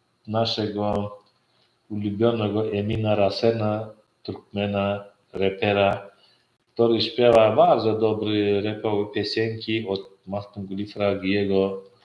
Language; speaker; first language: Polish; non-native, learner; Turkmen